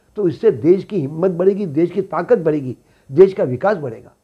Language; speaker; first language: Hindi; native; Hindi